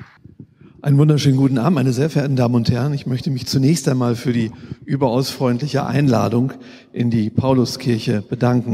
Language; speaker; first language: German; native; German